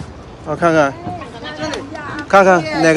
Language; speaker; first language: Chinese; non-native, learner; Urdu